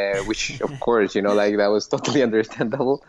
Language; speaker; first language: English; non-native, fluent; Spanish